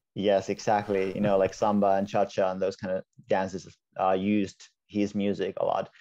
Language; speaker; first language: English; non-native, fluent; Finnish